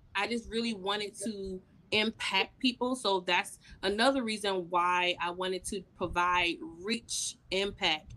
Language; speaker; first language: English; native; English